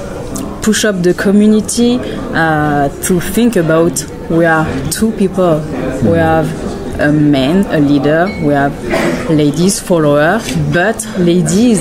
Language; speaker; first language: English; non-native, learner; French